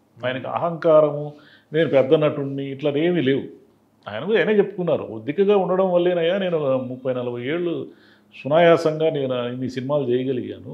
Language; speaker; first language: Telugu; native; Telugu